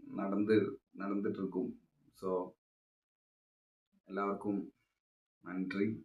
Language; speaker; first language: Tamil; non-native, local second language; Malayalam